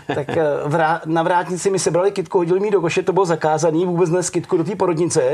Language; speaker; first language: Czech; native; Czech